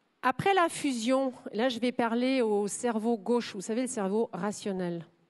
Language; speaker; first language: French; non-native, fluent; German